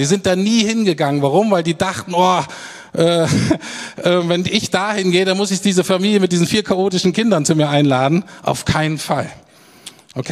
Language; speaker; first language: German; native; German